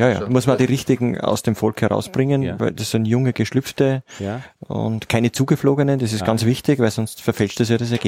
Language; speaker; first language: German; native; German